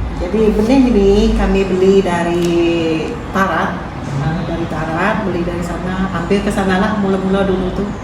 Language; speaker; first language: Malay; non-native, local second language; Iban